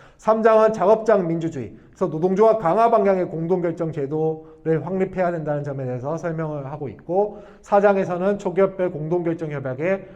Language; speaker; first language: Korean; native; Korean